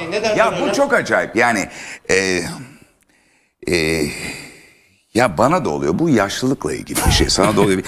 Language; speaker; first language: Turkish; native; Turkish